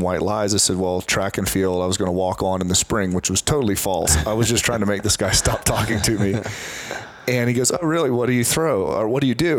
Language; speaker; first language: English; native; English